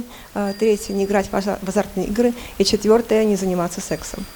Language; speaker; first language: Russian; native; Russian